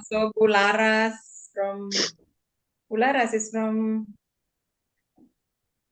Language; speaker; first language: English; non-native, fluent; Indonesian